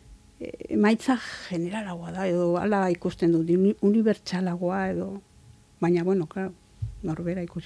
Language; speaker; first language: Basque; non-native, local second language; Spanish